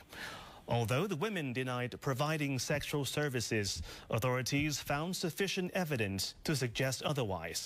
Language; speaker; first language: English; non-native, fluent; Thai